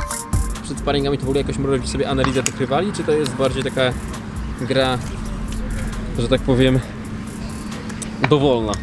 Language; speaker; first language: Polish; native; Polish